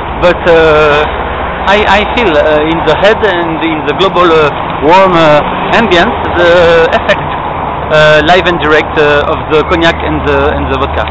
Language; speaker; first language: English; non-native, fluent; French